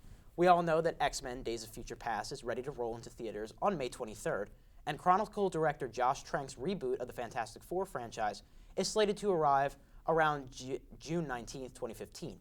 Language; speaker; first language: English; native; English